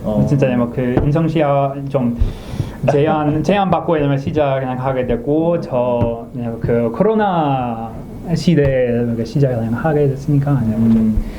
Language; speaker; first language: Korean; non-native, learner; English